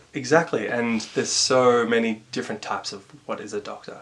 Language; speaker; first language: English; native; English